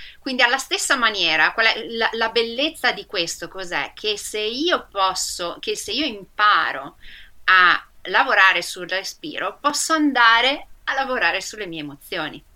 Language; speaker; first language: Italian; native; Italian